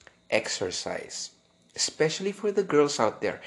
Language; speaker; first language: English; non-native, local second language; Filipino